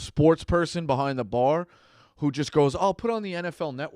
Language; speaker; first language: English; native; English